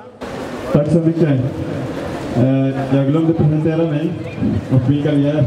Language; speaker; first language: Swedish; non-native, fluent; Persian